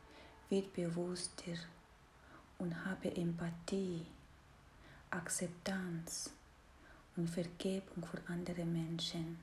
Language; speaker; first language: German; non-native, fluent; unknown